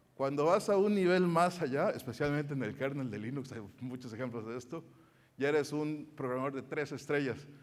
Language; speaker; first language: Spanish; native; Spanish